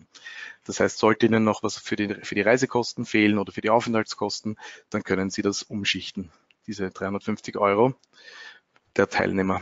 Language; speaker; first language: German; native; German